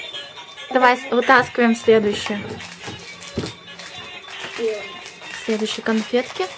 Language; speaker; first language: Russian; native; Russian